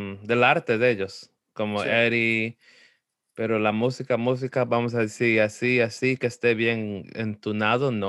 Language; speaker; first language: Spanish; early bilingual, heritage; Spanish